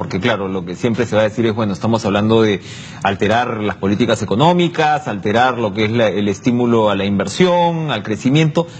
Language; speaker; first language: Spanish; native; Spanish